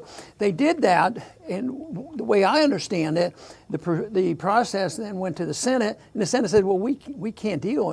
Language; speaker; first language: English; native; English